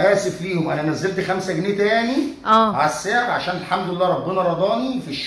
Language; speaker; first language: Arabic; native; Arabic